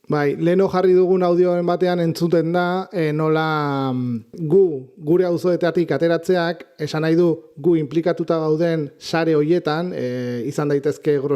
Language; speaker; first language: Basque; native; Basque